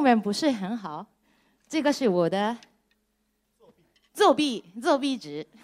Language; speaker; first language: Chinese; non-native, fluent; Japanese